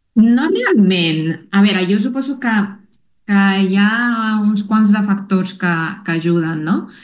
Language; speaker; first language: Catalan; non-native, fluent; Spanish